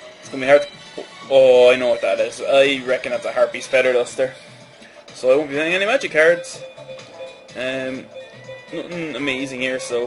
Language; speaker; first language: English; native; English